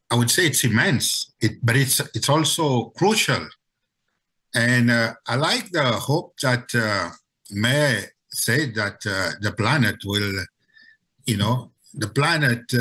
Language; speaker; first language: English; non-native, fluent; Seselwa Creole French